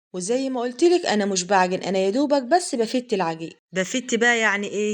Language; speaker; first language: Arabic; native; Arabic